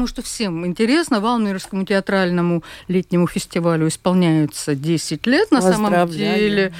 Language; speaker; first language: Russian; native; Russian